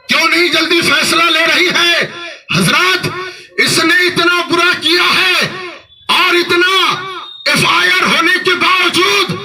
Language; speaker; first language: Urdu; native; Urdu